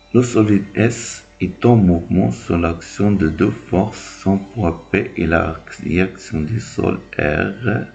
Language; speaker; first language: French; non-native, local second language; Arabic